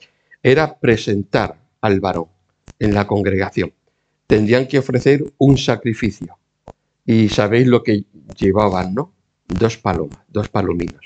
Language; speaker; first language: Spanish; native; Spanish